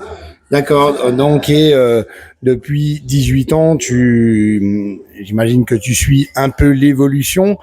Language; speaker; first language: French; native; French